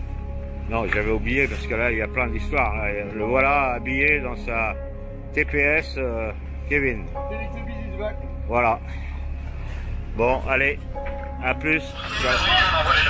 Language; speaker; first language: French; native; French